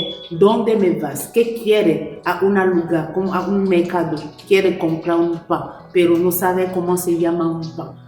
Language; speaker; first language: Spanish; non-native, learner; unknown